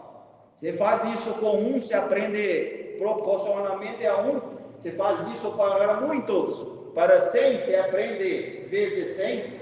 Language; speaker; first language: Portuguese; non-native, fluent; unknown